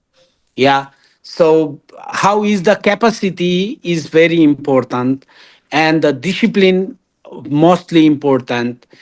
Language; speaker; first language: English; non-native, learner; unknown